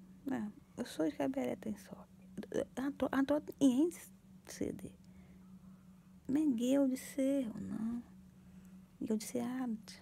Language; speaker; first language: Swedish; non-native, learner; Portuguese